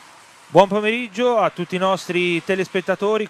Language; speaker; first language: Italian; native; Italian